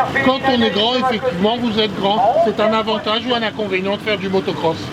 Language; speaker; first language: French; native; French